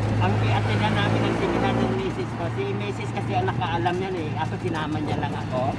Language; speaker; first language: Filipino; non-native, local second language; Cebuano